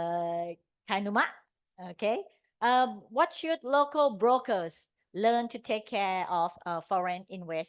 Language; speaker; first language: English; non-native, learner; Thai